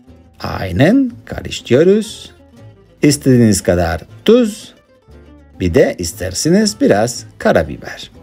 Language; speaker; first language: Turkish; non-native, learner; Spanish